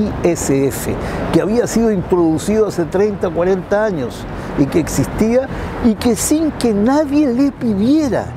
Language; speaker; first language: Spanish; native; Spanish